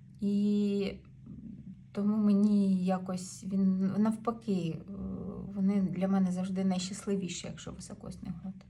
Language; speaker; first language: Ukrainian; non-native, local second language; Russian